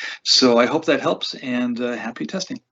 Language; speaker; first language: English; native; English